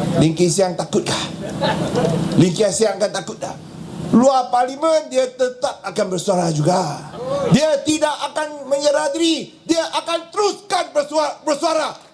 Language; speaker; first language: Malay; non-native, local second language; Min Nan Chinese